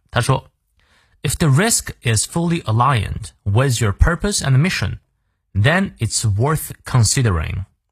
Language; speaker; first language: English; non-native, fluent; Chinese